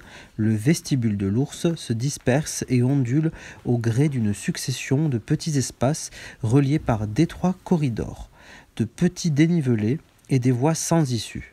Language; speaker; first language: French; native; French